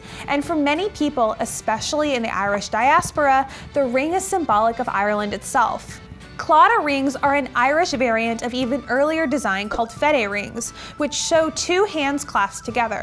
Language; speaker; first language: English; native; English